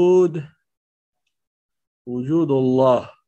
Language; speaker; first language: Arabic; non-native, fluent; French